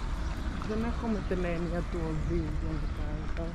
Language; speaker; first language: Greek; non-native, fluent; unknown